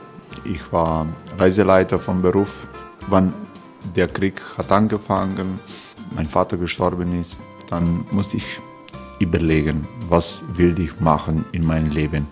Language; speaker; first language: German; non-native, learner; Croatian